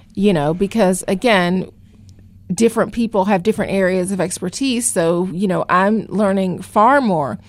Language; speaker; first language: English; native; English